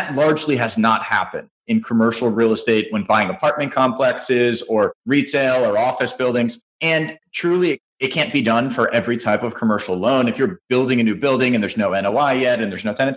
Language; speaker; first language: English; native; English